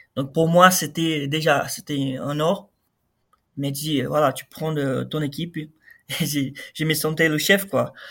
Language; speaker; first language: French; non-native, fluent; Portuguese